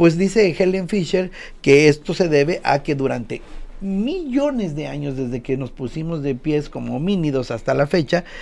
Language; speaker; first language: Spanish; native; Spanish